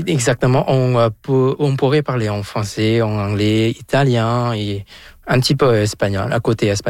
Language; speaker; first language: French; non-native, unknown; Vietnamese